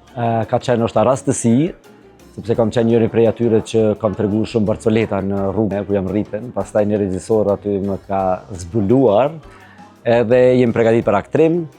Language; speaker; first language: Albanian; native; Albanian